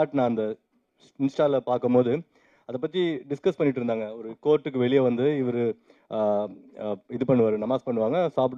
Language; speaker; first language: Tamil; native; Tamil